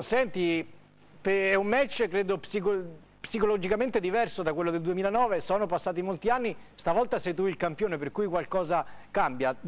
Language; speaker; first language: Italian; native; Italian